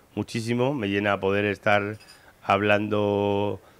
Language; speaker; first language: Spanish; native; Spanish